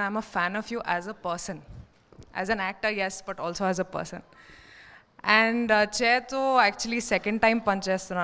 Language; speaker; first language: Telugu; non-native, learner; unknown